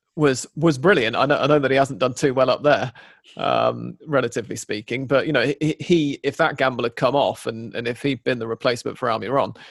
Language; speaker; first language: English; native; English